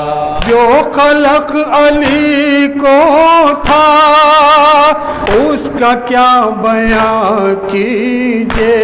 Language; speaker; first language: Urdu; native; Urdu